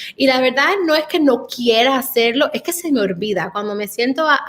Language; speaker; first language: Spanish; early bilingual, heritage; Spanish